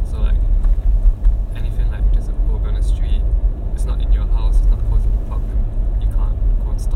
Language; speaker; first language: English; native; English